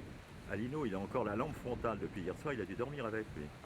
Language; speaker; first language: French; native; French